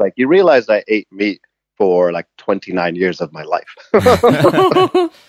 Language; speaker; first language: English; native; English